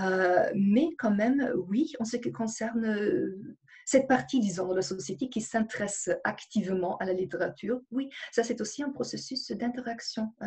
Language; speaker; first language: French; non-native, fluent; German